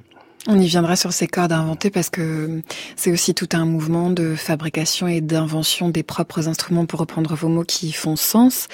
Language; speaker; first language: French; native; French